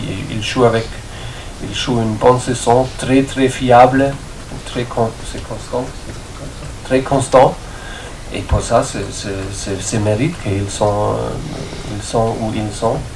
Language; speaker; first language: French; non-native, fluent; German